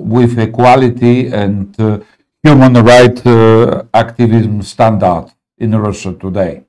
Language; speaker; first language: English; non-native, learner; Bulgarian